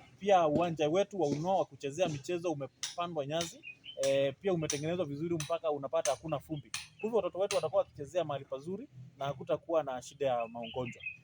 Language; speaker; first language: Swahili; non-native, local second language; Kamba